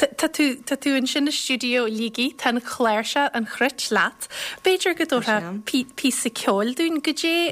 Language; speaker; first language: Irish; native; Irish